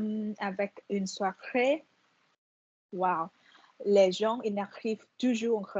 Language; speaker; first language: French; non-native, fluent; Vietnamese